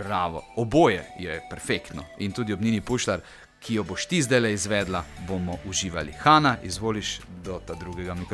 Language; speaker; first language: Slovenian; native; Slovenian